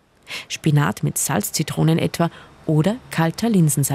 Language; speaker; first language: German; native; German